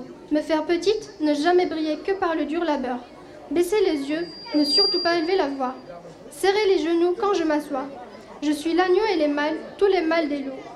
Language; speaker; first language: French; non-native, local second language; Kabyle